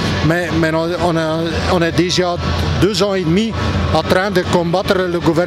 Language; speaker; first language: French; non-native, local second language; Dutch